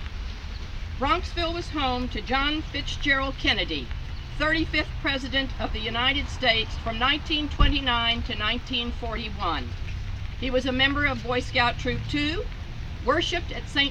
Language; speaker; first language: English; native; English